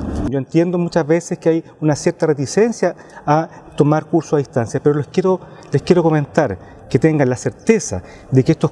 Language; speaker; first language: Spanish; native; Spanish